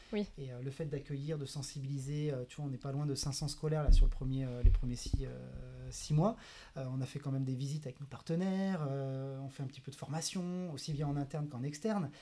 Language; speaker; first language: French; native; French